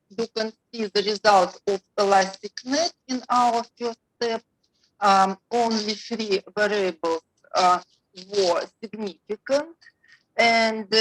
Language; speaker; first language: English; non-native, learner; Russian